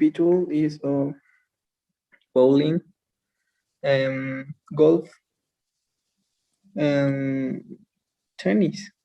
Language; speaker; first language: English; non-native, learner; Spanish